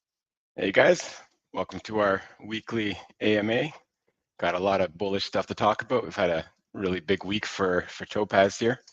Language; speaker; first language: English; native; English